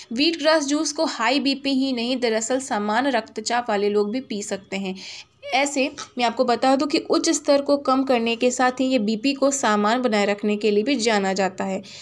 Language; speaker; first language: Hindi; native; Hindi